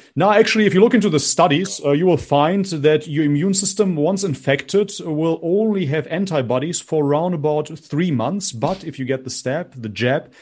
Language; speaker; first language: English; non-native, fluent; Macedonian